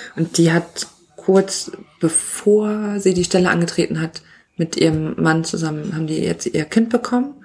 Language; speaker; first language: German; native; German